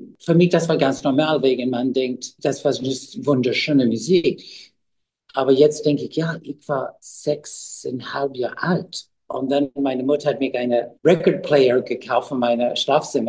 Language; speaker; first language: German; non-native, learner; English